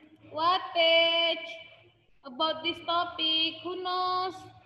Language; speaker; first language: English; non-native, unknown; Indonesian